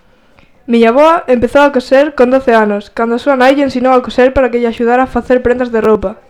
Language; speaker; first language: Galician; native; Galician